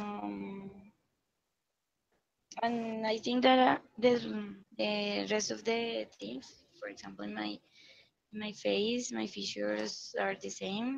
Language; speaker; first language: English; non-native, learner; Spanish